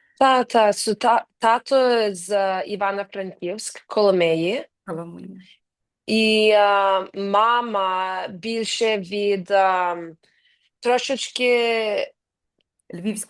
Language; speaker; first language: Ukrainian; early bilingual, heritage; Ukrainian